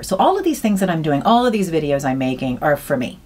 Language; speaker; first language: English; native; English